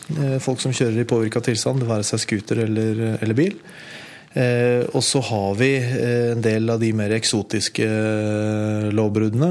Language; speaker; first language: Norwegian; native; Norwegian